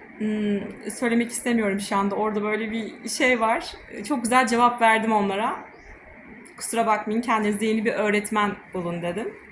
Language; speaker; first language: Turkish; native; Turkish